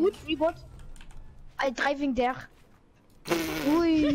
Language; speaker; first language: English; non-native, learner; German